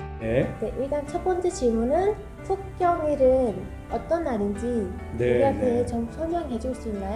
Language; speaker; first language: Korean; non-native, fluent; Persian